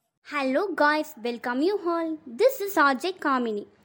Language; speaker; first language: English; non-native, local second language; Tamil